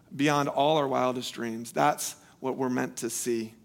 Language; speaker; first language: English; native; English